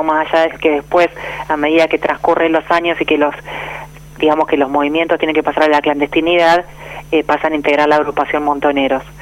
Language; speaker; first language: Spanish; native; Spanish